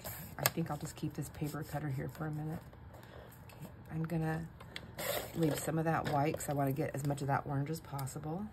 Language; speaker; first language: English; native; English